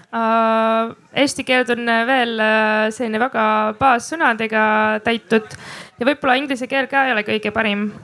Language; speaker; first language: Estonian; non-native, local second language; Russian